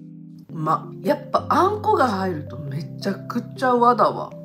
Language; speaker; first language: Japanese; native; Japanese